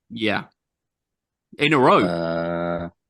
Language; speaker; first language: English; native; English